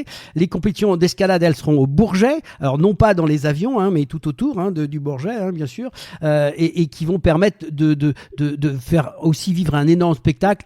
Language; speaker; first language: French; native; French